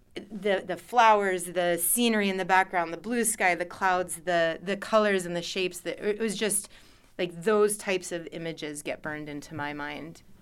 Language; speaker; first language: English; native; English